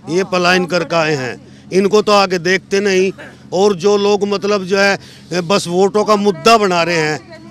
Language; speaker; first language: Hindi; native; Hindi